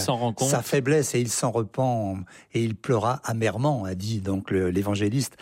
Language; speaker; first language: French; native; French